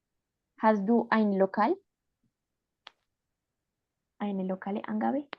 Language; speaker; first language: German; non-native, fluent; Spanish